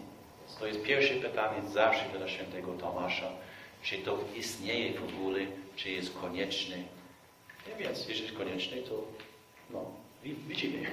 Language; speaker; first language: Polish; non-native, fluent; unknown